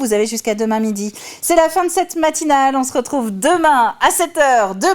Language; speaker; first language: French; native; French